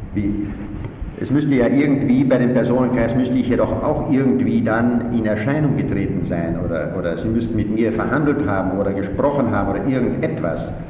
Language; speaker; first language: German; native; German